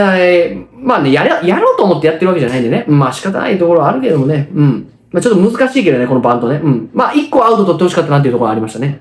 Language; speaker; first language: Japanese; native; Japanese